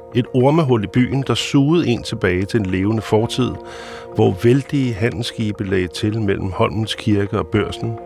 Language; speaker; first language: Danish; native; Danish